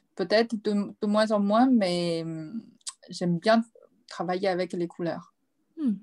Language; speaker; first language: French; non-native, fluent; Chinese